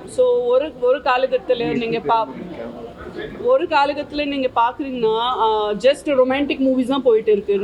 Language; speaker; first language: Tamil; non-native, fluent; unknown